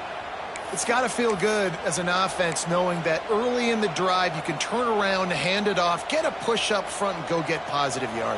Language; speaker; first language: English; native; English